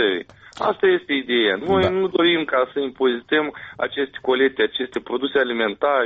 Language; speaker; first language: Romanian; native; Romanian